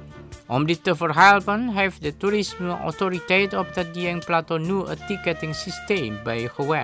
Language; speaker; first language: Dutch; non-native, fluent; Indonesian